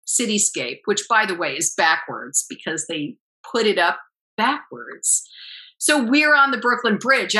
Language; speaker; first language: English; native; English